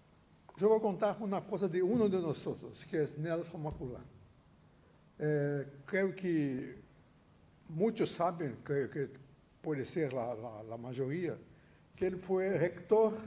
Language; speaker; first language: Spanish; non-native, fluent; Portuguese